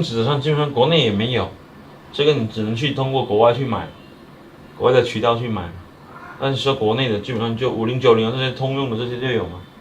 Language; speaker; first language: Chinese; native; Chinese